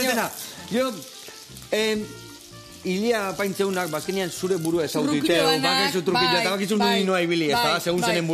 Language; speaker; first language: Basque; native; Basque